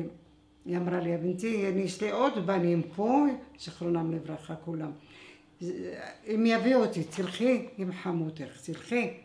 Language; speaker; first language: Hebrew; non-native, fluent; Arabic